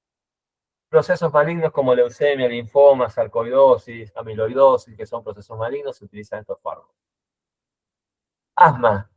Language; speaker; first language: Spanish; native; Spanish